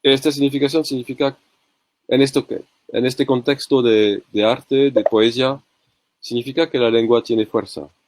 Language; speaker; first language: Spanish; non-native, learner; French